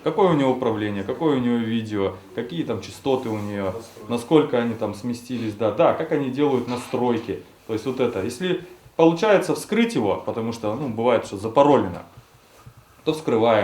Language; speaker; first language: Russian; native; Russian